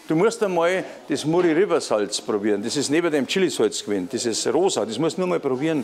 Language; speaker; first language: German; native; German